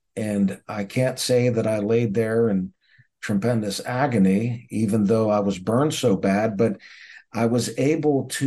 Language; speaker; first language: English; native; English